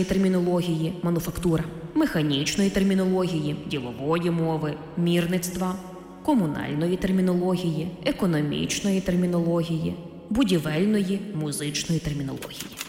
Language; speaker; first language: Ukrainian; native; Ukrainian